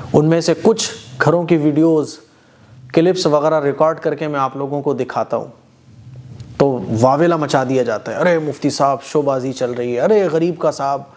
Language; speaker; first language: Hindi; native; Hindi